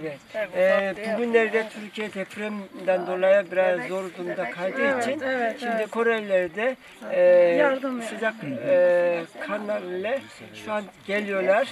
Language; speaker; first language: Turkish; non-native, learner; Korean